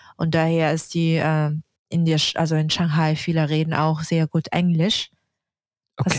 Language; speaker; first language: German; non-native, fluent; Russian